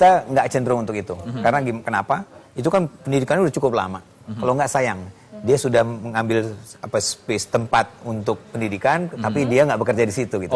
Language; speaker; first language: Indonesian; native; Indonesian